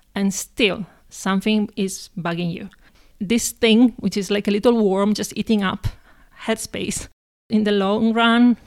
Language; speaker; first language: English; non-native, fluent; Italian